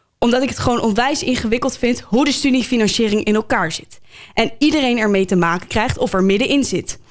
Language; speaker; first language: Dutch; native; Dutch